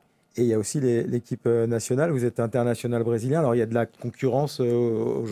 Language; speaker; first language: French; native; French